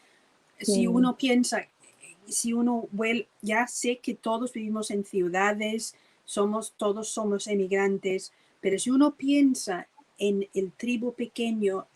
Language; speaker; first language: Spanish; non-native, fluent; English